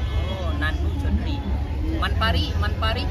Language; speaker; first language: English; non-native, learner; Indonesian